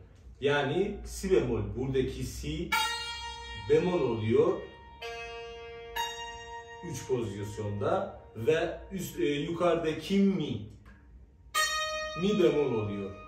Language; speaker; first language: Turkish; non-native, fluent; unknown